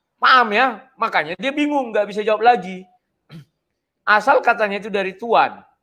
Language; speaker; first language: Indonesian; native; Indonesian